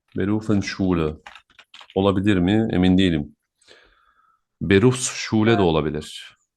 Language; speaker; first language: Turkish; native; Turkish